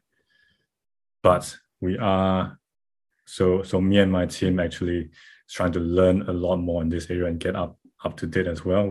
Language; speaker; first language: English; non-native, local second language; Chinese